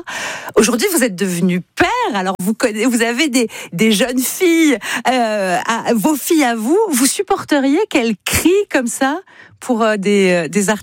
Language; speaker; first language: French; native; French